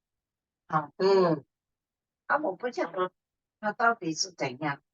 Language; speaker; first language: Chinese; early bilingual, heritage; Chinese